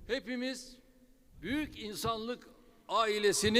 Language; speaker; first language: Turkish; native; Turkish